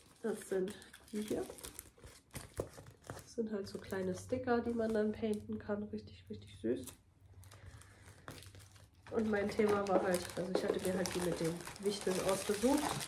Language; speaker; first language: German; native; German